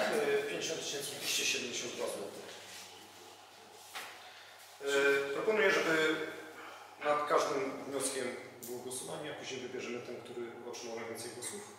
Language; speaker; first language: Polish; native; Polish